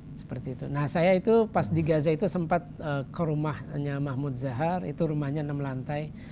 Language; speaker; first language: Indonesian; native; Indonesian